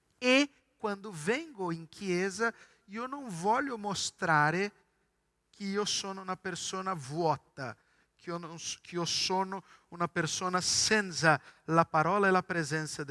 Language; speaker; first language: Italian; non-native, fluent; Portuguese